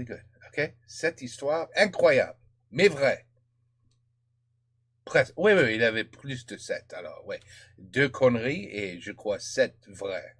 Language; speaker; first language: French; non-native, learner; English